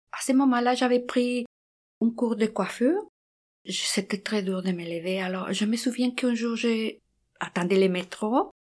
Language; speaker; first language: French; non-native, fluent; Spanish